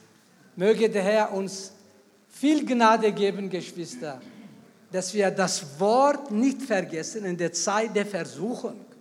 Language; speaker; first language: German; non-native, fluent; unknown